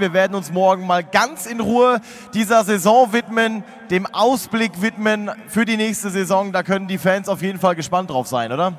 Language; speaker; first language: German; native; German